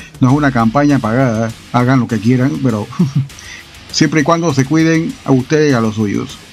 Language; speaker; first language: Spanish; native; Spanish